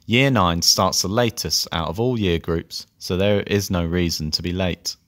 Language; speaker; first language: English; native; English